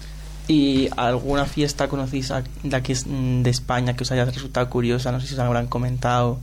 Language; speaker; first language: Spanish; native; Spanish